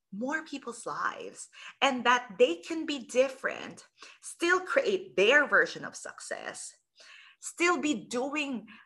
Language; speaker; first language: English; non-native, local second language; Filipino